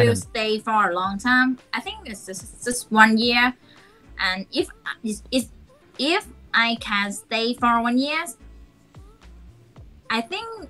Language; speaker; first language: English; non-native, learner; Thai